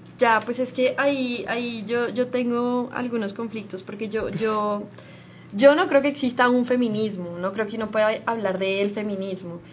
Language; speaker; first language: Spanish; native; Spanish